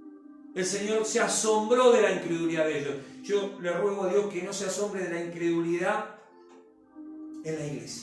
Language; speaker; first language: Spanish; native; Spanish